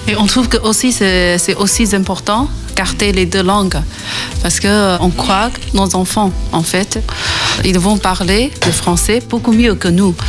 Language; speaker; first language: French; non-native, fluent; Chinese